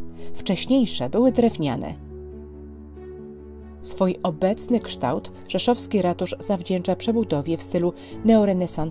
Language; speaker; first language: Polish; native; Polish